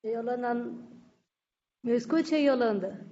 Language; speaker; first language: Spanish; non-native, fluent; Portuguese